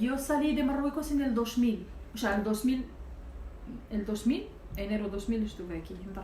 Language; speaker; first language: Spanish; non-native, local second language; Arabic